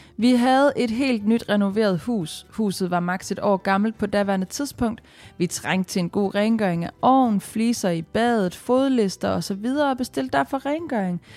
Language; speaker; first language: Danish; native; Danish